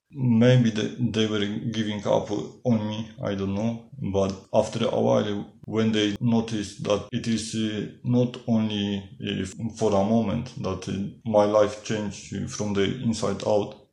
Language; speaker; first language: English; non-native, learner; Polish